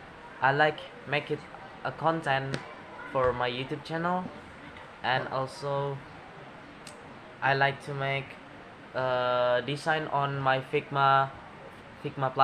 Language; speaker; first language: English; non-native, learner; Indonesian